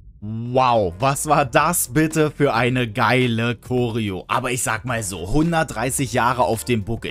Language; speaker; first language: German; native; German